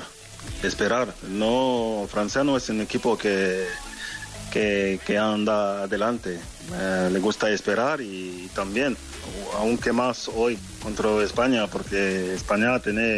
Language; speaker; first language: Spanish; non-native, fluent; French